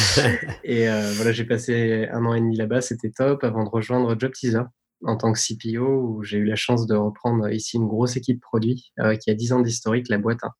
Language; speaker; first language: French; native; French